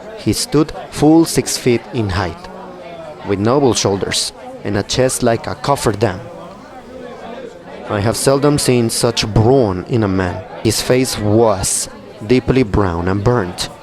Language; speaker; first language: English; non-native, fluent; Spanish